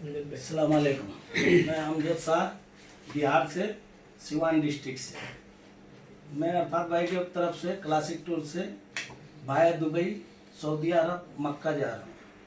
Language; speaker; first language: Hindi; non-native, local second language; Bhojpuri